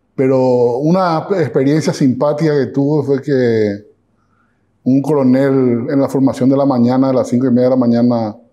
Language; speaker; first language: Spanish; native; Spanish